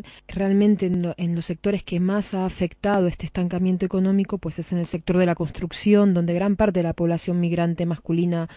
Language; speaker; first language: Spanish; native; Spanish